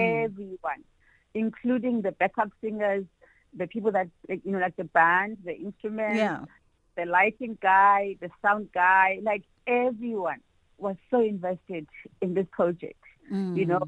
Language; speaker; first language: English; non-native, local second language; Xhosa